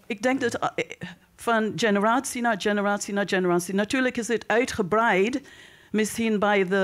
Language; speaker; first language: Dutch; non-native, learner; English